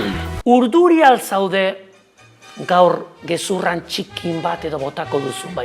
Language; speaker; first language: Basque; native; Basque